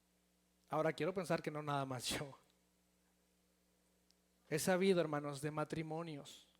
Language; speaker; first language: Spanish; native; Spanish